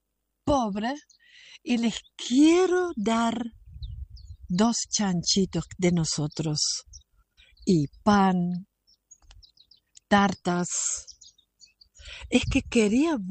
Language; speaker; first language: Spanish; non-native, fluent; German